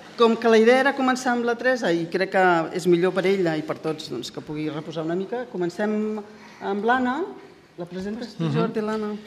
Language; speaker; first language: Catalan; native; Catalan